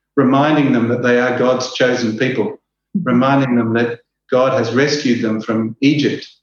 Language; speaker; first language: English; native; English